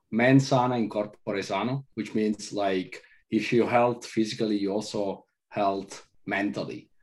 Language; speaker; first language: English; non-native, fluent; Italian